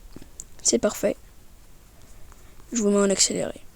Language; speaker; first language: French; native; French